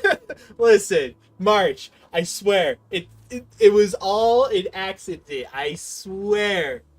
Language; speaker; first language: English; native; English